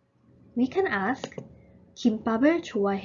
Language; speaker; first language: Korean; early bilingual, heritage; Korean